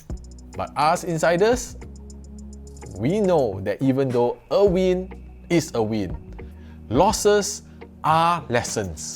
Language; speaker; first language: English; native; English